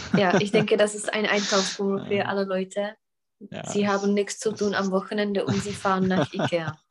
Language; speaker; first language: German; non-native, fluent; Czech